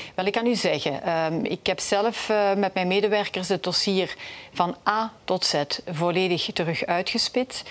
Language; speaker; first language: Dutch; native; Dutch